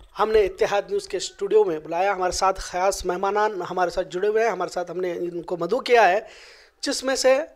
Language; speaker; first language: Urdu; native; Urdu